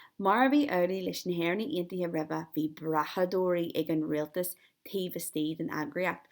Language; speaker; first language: Irish; native; Irish